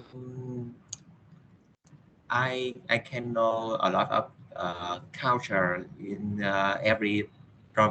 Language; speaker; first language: English; non-native, learner; Vietnamese